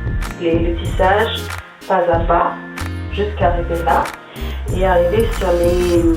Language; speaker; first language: French; native; French